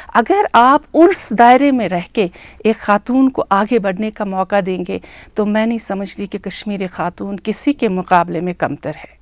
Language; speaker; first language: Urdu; non-native, local second language; Kashmiri